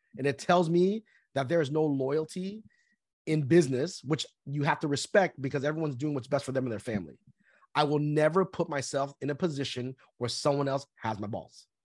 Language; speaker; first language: English; early bilingual, other home language; Vietnamese